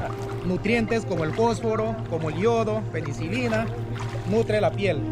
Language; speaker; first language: Spanish; native; Spanish